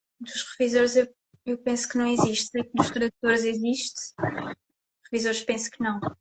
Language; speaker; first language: Portuguese; native; Portuguese